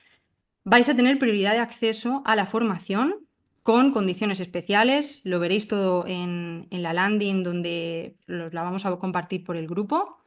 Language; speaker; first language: Spanish; native; Spanish